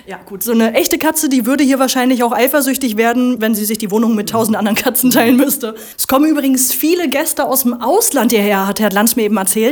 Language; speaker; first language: German; native; German